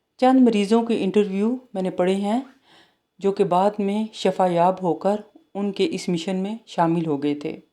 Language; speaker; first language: Urdu; native; Urdu